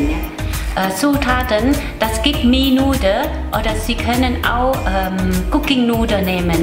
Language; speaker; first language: German; non-native, learner; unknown